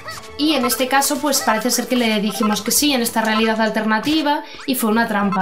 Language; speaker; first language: Spanish; native; Spanish